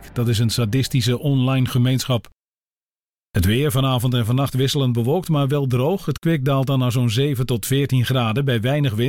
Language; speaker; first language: Dutch; native; Dutch